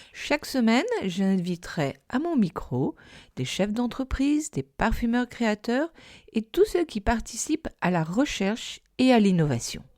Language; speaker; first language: French; non-native, fluent; English